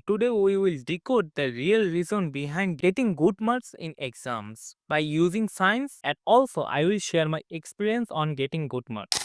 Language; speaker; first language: English; non-native, fluent; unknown